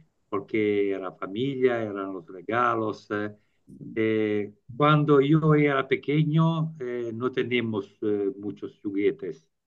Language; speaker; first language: Spanish; non-native, learner; Italian